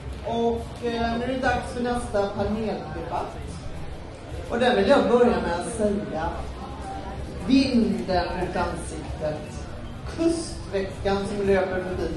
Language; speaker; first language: Swedish; native; Swedish